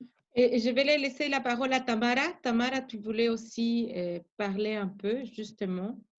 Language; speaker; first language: French; non-native, fluent; Spanish